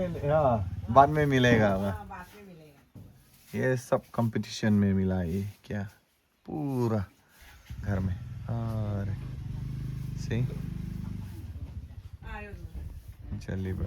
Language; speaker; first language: Hindi; non-native, local second language; Khasi